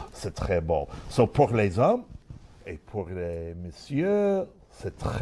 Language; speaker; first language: French; non-native, learner; English